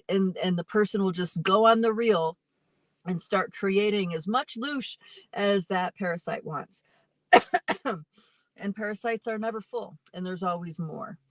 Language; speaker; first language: English; native; English